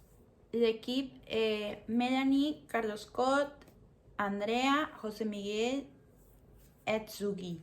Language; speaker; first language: French; non-native, learner; Spanish